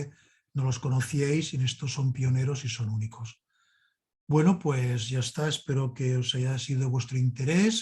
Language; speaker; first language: Spanish; native; Spanish